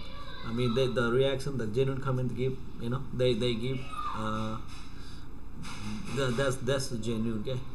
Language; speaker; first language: English; non-native, fluent; Nepali